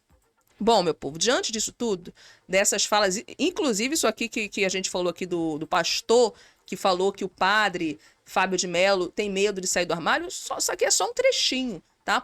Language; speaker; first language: Portuguese; native; Portuguese